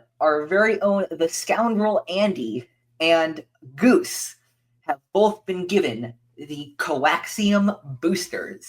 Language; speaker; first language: English; native; English